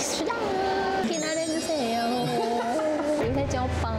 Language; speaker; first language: Korean; non-native, learner; Japanese